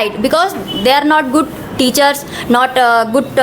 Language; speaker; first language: English; non-native, local second language; Hindi